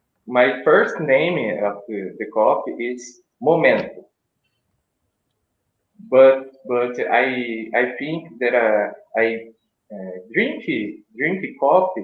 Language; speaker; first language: English; non-native, learner; Portuguese